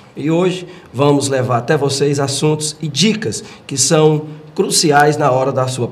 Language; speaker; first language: Portuguese; native; Portuguese